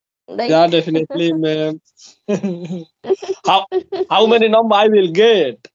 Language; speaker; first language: English; non-native, local second language; Hindi